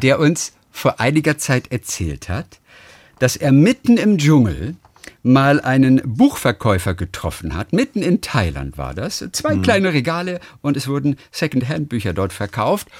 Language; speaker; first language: German; native; German